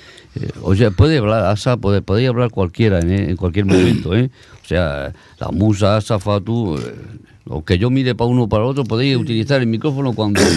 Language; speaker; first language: Spanish; native; Spanish